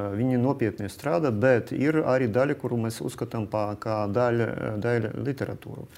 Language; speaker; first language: Latvian; non-native, local second language; Russian